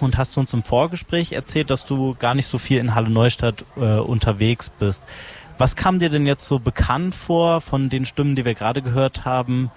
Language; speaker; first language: German; native; German